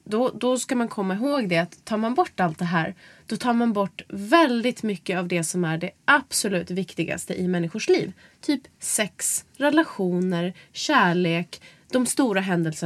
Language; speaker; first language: Swedish; native; Swedish